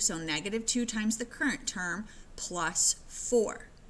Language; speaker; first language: English; native; English